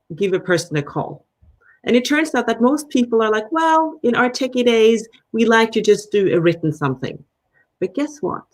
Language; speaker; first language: English; non-native, fluent; Danish